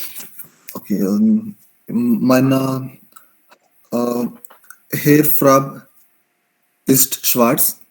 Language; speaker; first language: German; non-native, learner; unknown